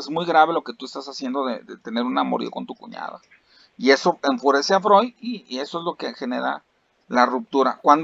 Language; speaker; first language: Spanish; native; Spanish